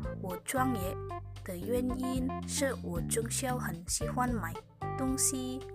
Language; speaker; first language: Chinese; non-native, learner; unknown